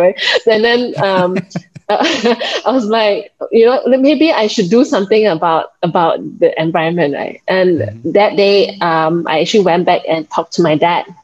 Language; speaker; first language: English; non-native, local second language; Min Nan Chinese